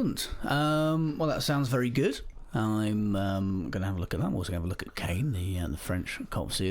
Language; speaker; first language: English; native; English